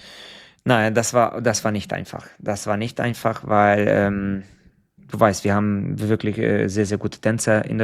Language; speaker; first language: German; non-native, fluent; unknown